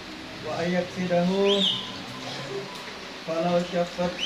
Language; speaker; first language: Arabic; non-native, learner; Indonesian